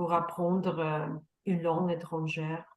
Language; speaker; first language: French; non-native, learner; Russian